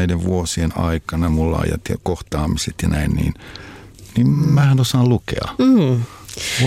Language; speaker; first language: Finnish; native; Finnish